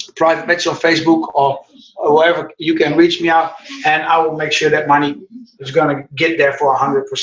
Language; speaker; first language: English; non-native, fluent; Dutch